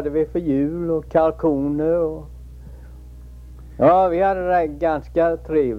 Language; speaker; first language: Swedish; early bilingual, heritage; Swedish